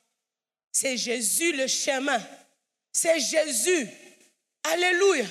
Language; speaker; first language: French; non-native, local second language; Swahili